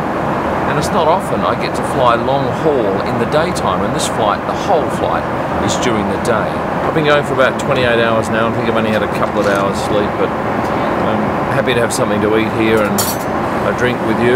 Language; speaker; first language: English; native; English